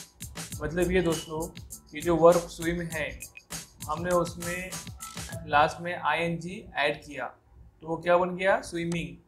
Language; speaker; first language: Hindi; native; Hindi